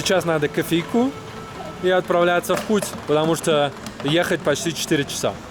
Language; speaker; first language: Russian; native; Russian